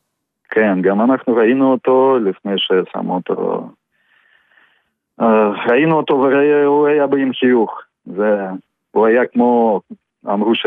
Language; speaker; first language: Hebrew; non-native, fluent; Russian